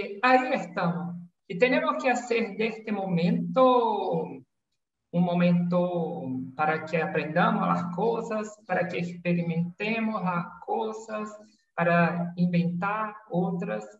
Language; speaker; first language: Spanish; non-native, learner; Portuguese